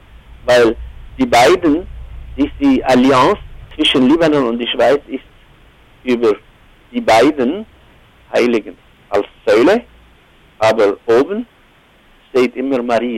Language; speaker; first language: German; non-native, fluent; Arabic